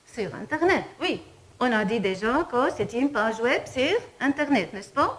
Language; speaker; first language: French; non-native, fluent; Arabic